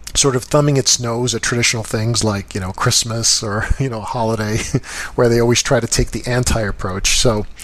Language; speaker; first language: English; native; English